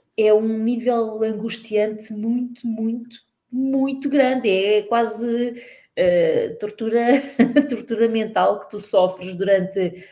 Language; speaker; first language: Portuguese; native; Portuguese